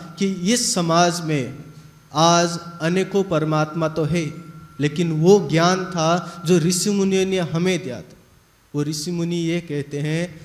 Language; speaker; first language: Hindi; native; Hindi